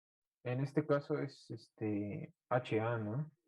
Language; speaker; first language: Spanish; native; Spanish